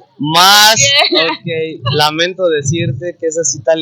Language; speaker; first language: Spanish; non-native, fluent; Portuguese